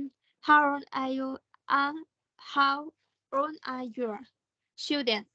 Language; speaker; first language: English; non-native, learner; Thai